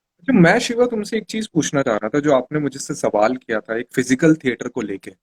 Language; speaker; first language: Hindi; non-native, local second language; Marathi